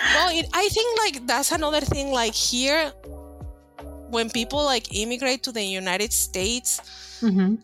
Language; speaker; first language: English; non-native, fluent; Spanish